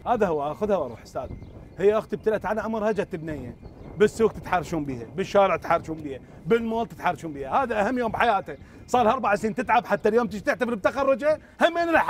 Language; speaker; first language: Arabic; native; Arabic